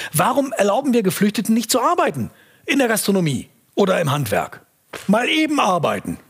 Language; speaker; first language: German; native; German